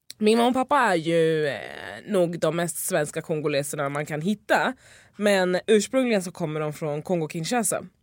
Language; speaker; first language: Swedish; native; Swedish